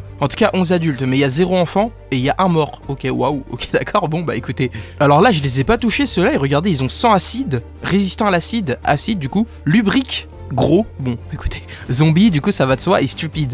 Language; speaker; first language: French; native; French